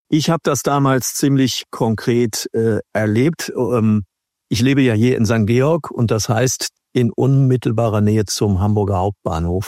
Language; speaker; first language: German; native; German